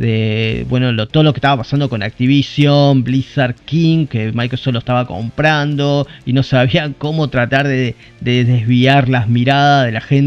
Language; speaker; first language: Spanish; native; Spanish